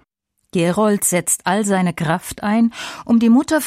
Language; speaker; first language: German; native; German